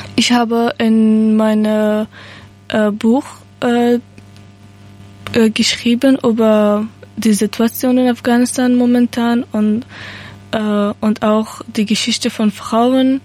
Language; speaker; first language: German; non-native, learner; Persian